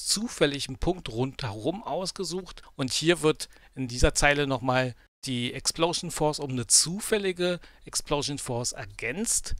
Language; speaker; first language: German; native; German